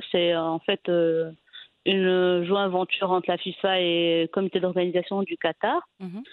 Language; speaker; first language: French; non-native, local second language; Arabic